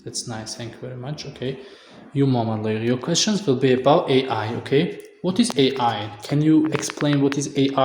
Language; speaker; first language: English; non-native, fluent; Tajik